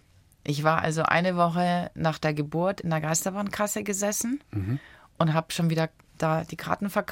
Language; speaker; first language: German; early bilingual, other home language; Italian